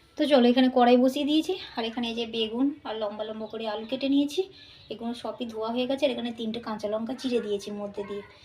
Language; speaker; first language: Bangla; non-native, local second language; Santali